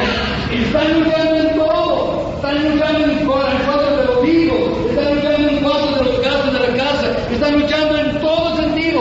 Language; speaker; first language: Spanish; non-native, fluent; English